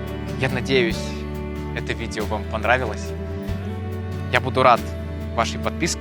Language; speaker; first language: Russian; native; Russian